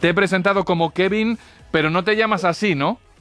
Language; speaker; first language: Spanish; native; Spanish